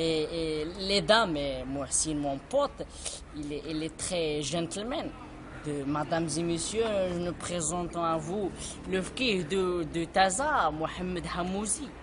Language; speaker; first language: French; non-native, learner; Arabic